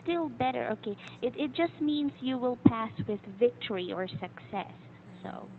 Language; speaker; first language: English; non-native, fluent; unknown